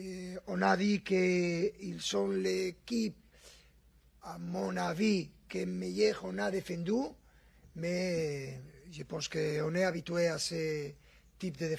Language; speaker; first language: French; non-native, fluent; Spanish